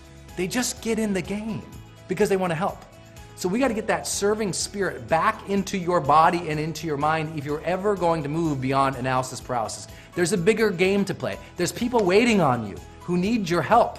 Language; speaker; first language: English; native; English